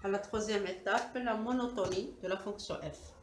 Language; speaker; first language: French; non-native, local second language; Arabic